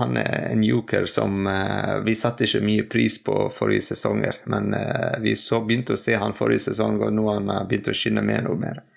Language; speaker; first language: Norwegian; non-native, fluent; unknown